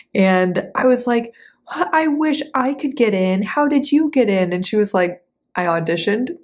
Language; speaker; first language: English; native; English